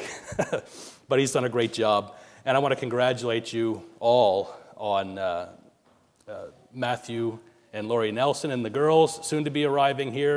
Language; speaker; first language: English; native; English